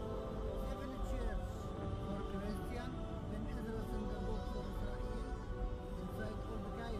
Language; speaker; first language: English; non-native, learner; Arabic